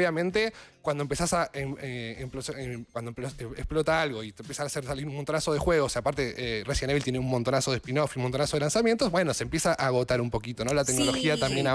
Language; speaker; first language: Spanish; native; Spanish